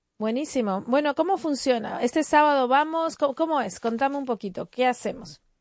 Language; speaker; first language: Spanish; native; Spanish